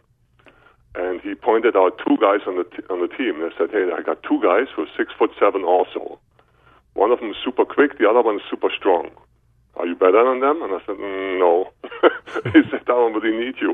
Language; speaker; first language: English; non-native, fluent; German